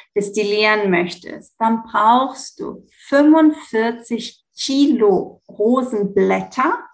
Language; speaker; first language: German; early bilingual, heritage; Greek